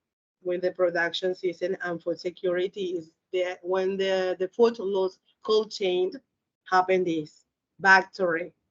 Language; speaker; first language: English; non-native, learner; Spanish